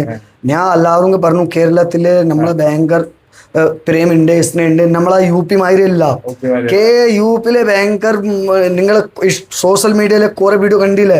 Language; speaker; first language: Malayalam; non-native, local second language; Hindi